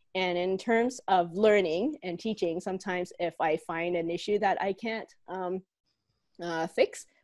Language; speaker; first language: English; non-native, local second language; Cantonese